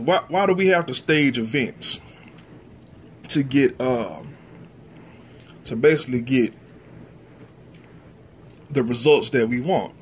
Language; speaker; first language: English; native; English